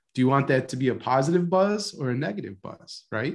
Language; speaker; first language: English; native; English